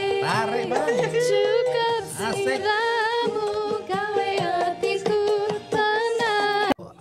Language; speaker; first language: Indonesian; non-native, fluent; English